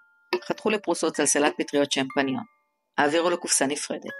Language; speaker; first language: Hebrew; native; Hebrew